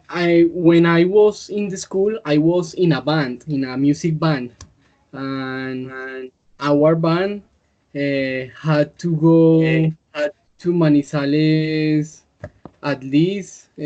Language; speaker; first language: English; non-native, learner; Spanish